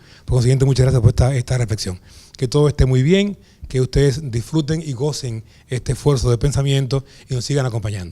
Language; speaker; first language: Spanish; native; Spanish